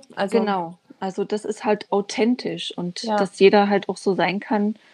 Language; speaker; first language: German; native; German